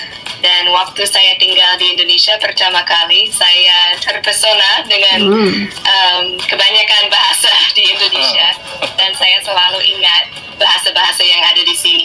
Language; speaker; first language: Indonesian; non-native, fluent; English